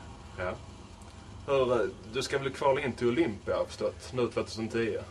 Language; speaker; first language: Swedish; native; Swedish